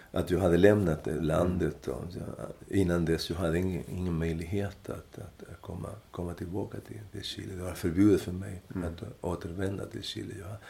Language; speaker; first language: Swedish; non-native, fluent; Spanish